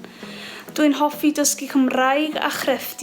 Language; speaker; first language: Welsh; non-native, local second language; English